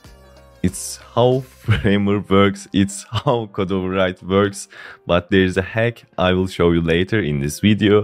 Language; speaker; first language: English; non-native, fluent; Turkish